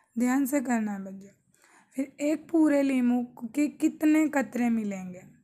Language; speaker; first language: Urdu; native; Urdu